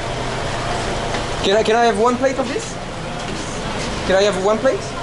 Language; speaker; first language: English; non-native, learner; French